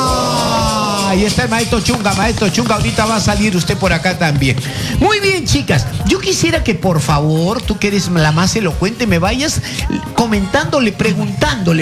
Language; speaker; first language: Spanish; native; Spanish